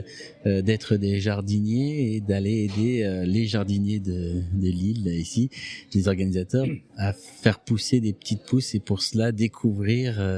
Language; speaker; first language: French; native; French